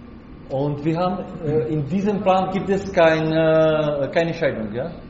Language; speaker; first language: German; non-native, learner; Slovak